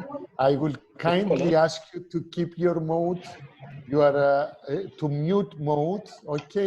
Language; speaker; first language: English; non-native, fluent; Greek